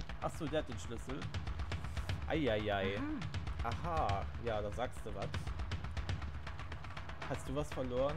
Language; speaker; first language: German; native; German